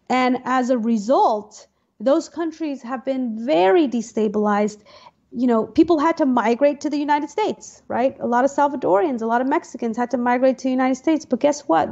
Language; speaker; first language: English; native; English